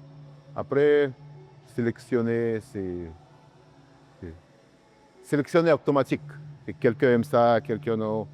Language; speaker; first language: French; non-native, learner; Russian